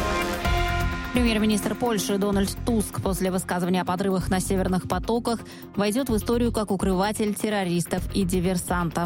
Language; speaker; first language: Russian; native; Russian